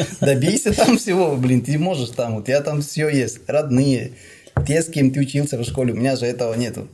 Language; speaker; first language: Russian; non-native, fluent; Spanish